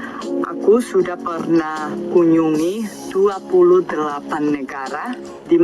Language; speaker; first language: Indonesian; non-native, fluent; Spanish